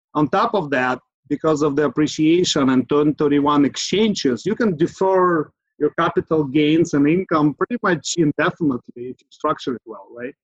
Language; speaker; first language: English; non-native, fluent; Ukrainian